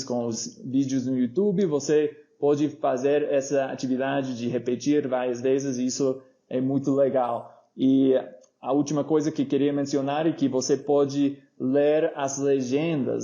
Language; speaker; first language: Portuguese; non-native, fluent; English